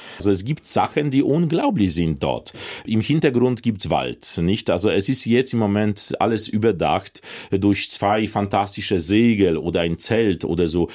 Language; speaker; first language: German; non-native, fluent; Polish